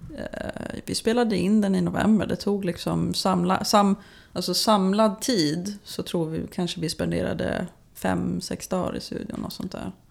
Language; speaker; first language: Swedish; native; Swedish